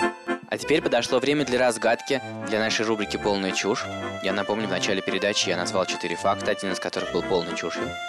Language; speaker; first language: Russian; native; Russian